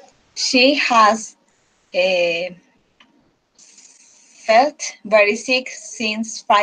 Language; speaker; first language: English; non-native, learner; Spanish